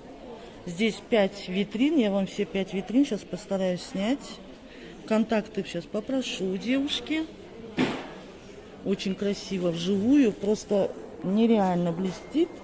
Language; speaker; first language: Russian; native; Russian